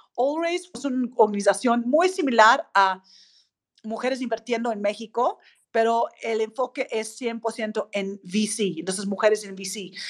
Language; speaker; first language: Spanish; non-native, fluent; English